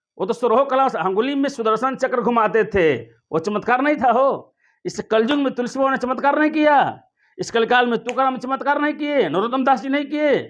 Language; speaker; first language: Hindi; native; Hindi